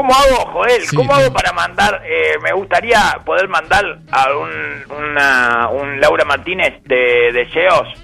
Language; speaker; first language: Spanish; native; Spanish